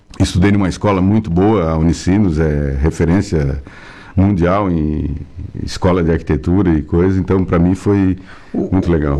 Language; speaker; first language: Portuguese; native; Portuguese